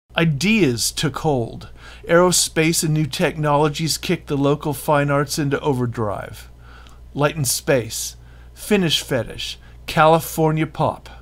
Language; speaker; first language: English; native; English